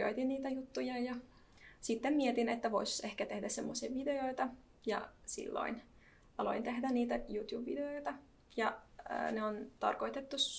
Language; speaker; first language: Finnish; non-native, fluent; Arabic